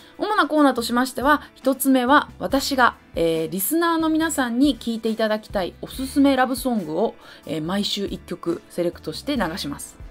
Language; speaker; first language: Japanese; native; Japanese